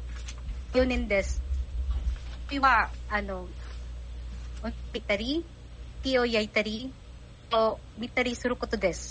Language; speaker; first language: Japanese; non-native, learner; Filipino